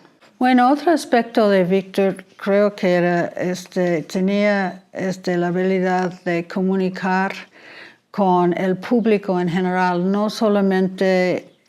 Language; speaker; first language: Spanish; non-native, fluent; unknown